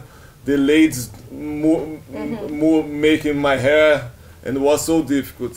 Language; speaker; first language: English; non-native, learner; Portuguese